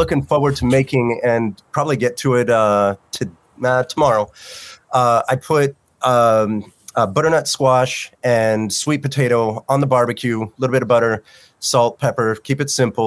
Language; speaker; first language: English; native; English